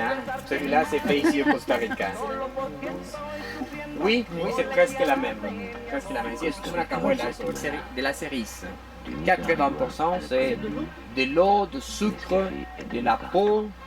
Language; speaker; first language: French; non-native, fluent; Spanish